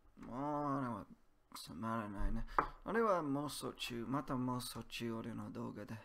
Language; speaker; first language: Japanese; non-native, learner; English